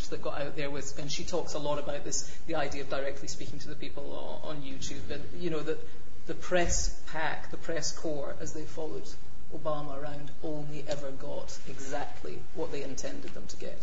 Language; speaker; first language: English; native; English